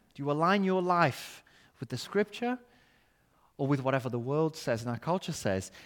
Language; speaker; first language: English; non-native, fluent; Portuguese